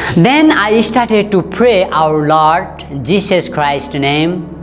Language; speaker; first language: English; non-native, local second language; Nepali